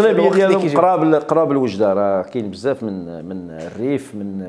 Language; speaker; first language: Arabic; native; Arabic